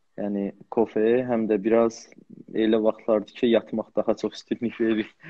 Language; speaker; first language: Azerbaijani; native; Azerbaijani